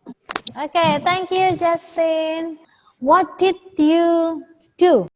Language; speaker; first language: English; non-native, fluent; Indonesian